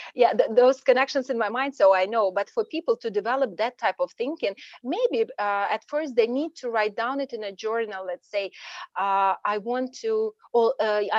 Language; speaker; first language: English; non-native, fluent; Ukrainian